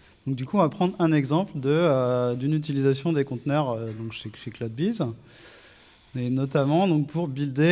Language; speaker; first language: French; native; French